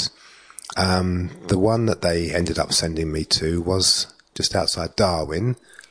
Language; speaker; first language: English; native; English